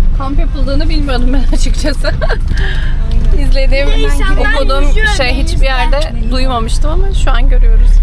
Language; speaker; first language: Turkish; native; Turkish